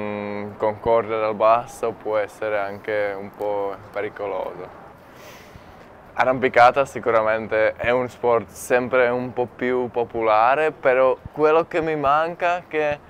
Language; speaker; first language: Italian; non-native, fluent; Czech